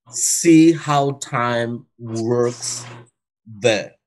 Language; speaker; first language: English; non-native, local second language; Igbo